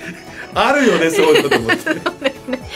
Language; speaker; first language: Japanese; native; Japanese